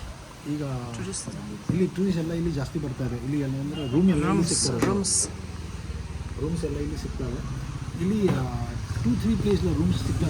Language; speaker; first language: Kannada; non-native, local second language; Tibetan